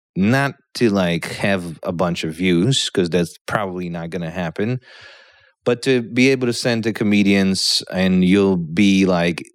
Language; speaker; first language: English; early bilingual, other home language; Polish